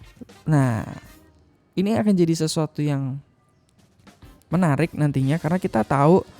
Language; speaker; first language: Indonesian; native; Indonesian